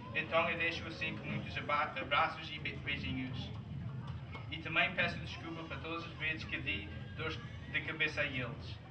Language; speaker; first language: Portuguese; early bilingual, heritage; Portuguese